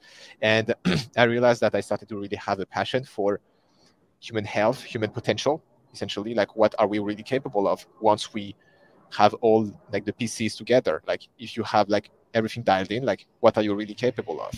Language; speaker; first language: English; non-native, fluent; French